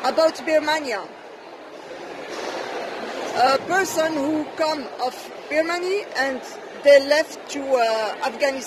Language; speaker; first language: English; non-native, learner; French